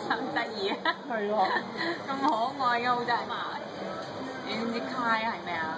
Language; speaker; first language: Chinese; non-native, local second language; English